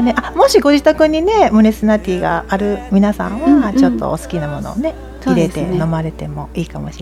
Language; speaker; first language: Japanese; native; Japanese